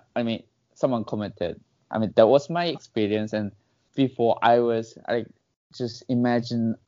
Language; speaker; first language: English; non-native, fluent; Korean